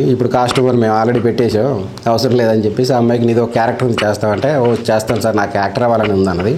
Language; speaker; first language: Telugu; native; Telugu